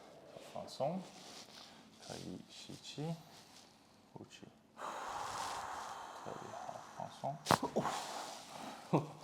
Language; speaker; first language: Chinese; non-native, fluent; English